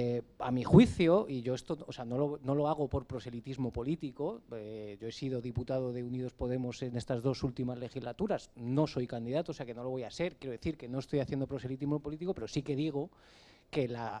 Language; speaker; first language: Spanish; native; Spanish